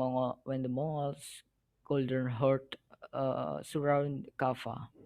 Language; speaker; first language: English; non-native, learner; Indonesian